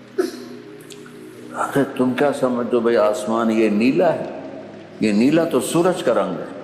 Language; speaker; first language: Urdu; non-native, local second language; Punjabi